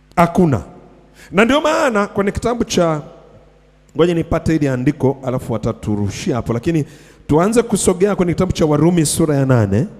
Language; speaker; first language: Swahili; native; Swahili